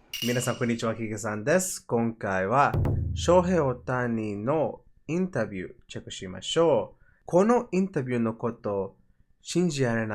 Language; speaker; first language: Japanese; non-native, learner; Spanish